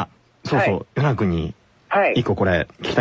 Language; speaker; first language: Japanese; native; Japanese